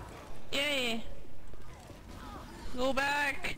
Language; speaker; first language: English; non-native, learner; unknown